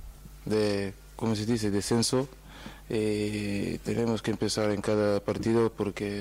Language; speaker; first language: Spanish; non-native, learner; Portuguese